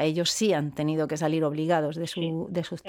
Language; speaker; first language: Spanish; native; Spanish